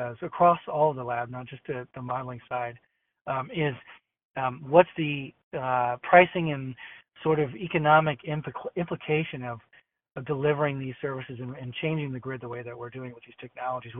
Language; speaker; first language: English; native; English